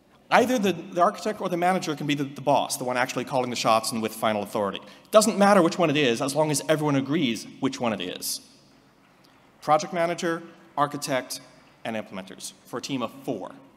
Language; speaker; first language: English; native; English